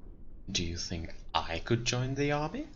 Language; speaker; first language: English; non-native, fluent; German